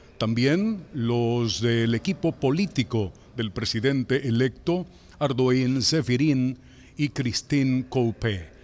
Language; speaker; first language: Spanish; native; Spanish